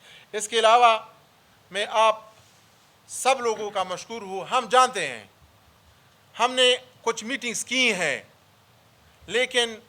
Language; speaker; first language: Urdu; early bilingual, other home language; Pashto